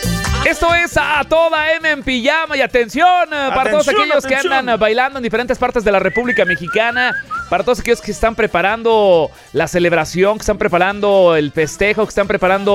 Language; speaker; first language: Spanish; native; Spanish